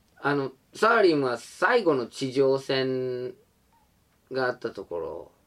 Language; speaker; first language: Japanese; non-native, fluent; English